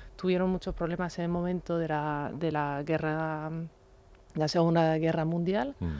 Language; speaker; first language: Spanish; non-native, fluent; French